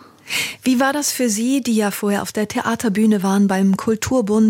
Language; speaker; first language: German; native; German